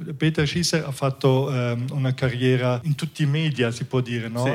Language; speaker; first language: Italian; non-native, fluent; German